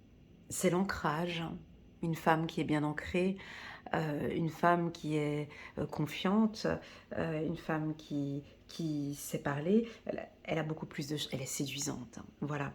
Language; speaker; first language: French; native; French